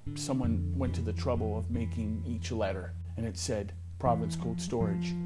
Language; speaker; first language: English; native; English